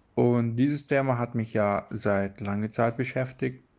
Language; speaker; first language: German; non-native, fluent; Arabic